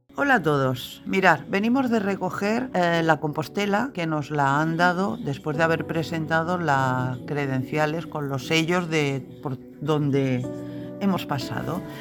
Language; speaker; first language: Spanish; native; Spanish